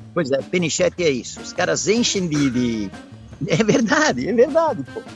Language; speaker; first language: Portuguese; early bilingual, other home language; Italian